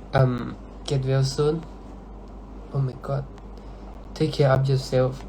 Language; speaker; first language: English; non-native, learner; Thai